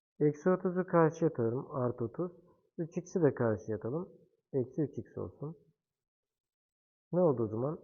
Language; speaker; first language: Turkish; native; Turkish